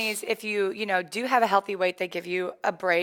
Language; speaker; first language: English; native; English